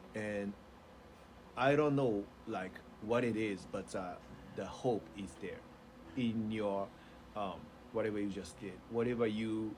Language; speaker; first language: English; non-native, fluent; Japanese